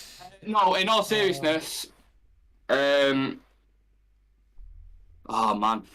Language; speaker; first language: English; native; English